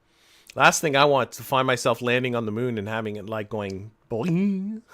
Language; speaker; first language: English; native; English